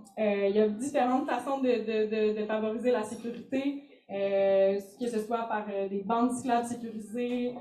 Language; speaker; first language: French; native; French